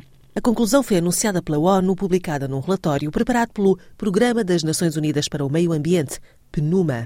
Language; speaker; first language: Portuguese; native; Portuguese